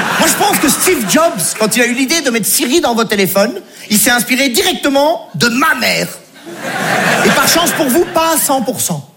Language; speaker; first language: French; native; French